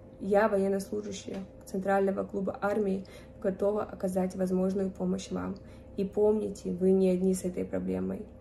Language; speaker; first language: Russian; native; Russian